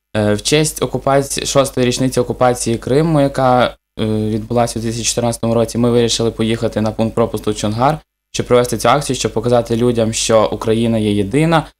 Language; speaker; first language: Ukrainian; native; Ukrainian